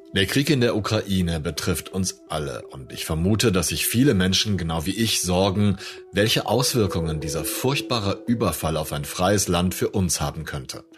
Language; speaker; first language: German; native; German